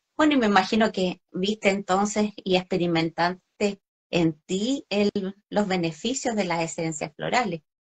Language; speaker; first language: Spanish; native; Spanish